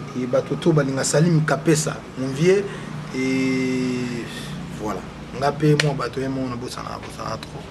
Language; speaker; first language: Lingala; native; Lingala